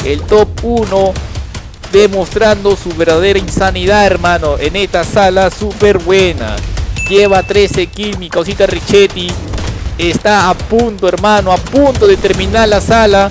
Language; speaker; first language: Spanish; native; Spanish